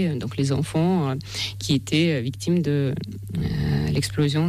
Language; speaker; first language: French; non-native, fluent; Russian